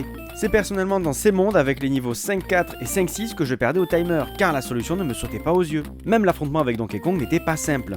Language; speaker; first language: French; native; French